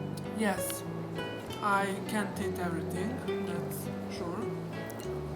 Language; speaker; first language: English; non-native, fluent; Serbian